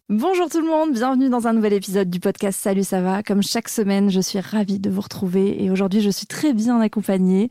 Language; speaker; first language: French; native; French